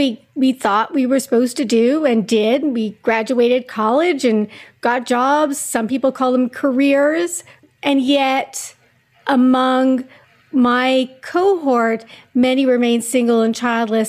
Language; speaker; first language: English; native; English